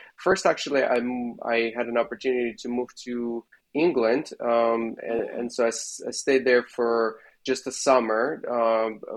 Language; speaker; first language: English; non-native, fluent; Russian